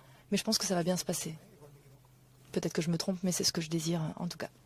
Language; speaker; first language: French; native; French